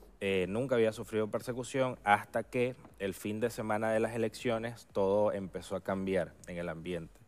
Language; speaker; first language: Spanish; native; Spanish